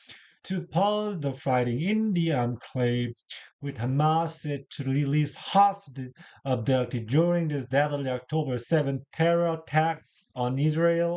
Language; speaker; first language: English; non-native, learner; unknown